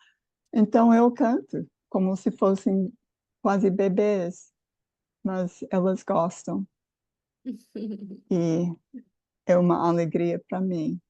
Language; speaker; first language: Portuguese; non-native, fluent; English